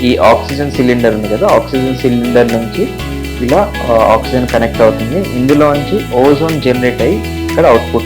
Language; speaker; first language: Telugu; native; Telugu